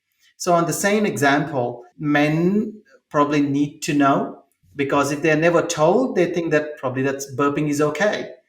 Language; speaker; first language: English; non-native, local second language; Telugu